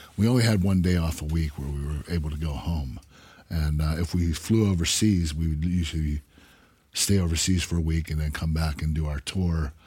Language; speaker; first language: English; native; English